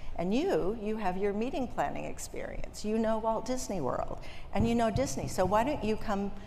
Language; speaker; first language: English; native; English